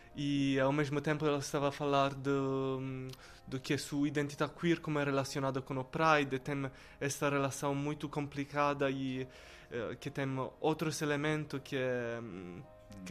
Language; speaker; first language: Portuguese; non-native, learner; Italian